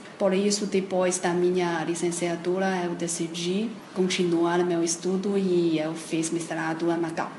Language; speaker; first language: Portuguese; non-native, fluent; Chinese